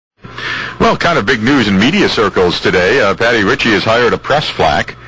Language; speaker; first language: English; native; English